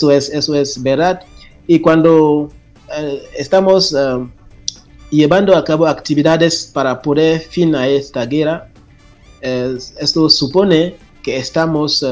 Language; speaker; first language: Spanish; non-native, fluent; French